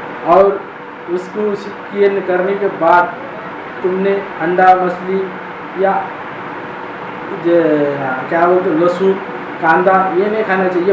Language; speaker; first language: Hindi; non-native, local second language; Marathi